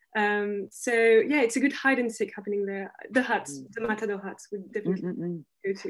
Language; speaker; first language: English; non-native, fluent; French